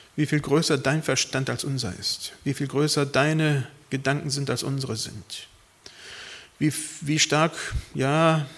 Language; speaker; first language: German; early bilingual, other home language; Spanish